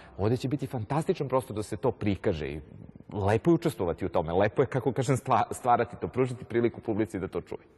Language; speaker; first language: Serbian; native; Serbian